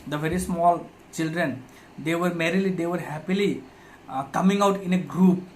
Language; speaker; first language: English; non-native, local second language; Assamese